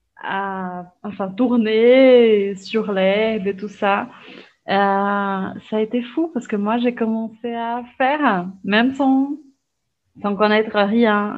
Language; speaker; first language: French; non-native, fluent; Portuguese